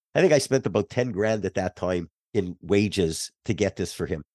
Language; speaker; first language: English; native; English